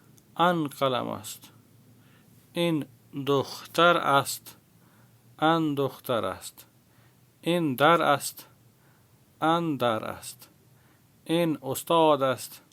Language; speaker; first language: Persian; non-native, fluent; Urdu